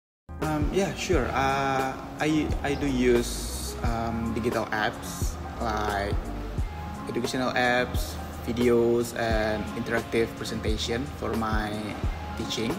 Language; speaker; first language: English; non-native, fluent; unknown